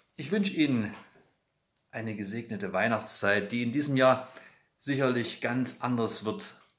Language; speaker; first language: German; native; German